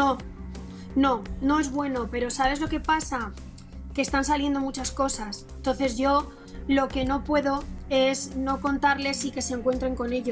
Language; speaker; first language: Spanish; native; Spanish